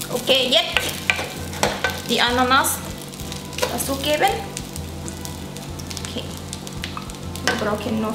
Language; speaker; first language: German; non-native, learner; Thai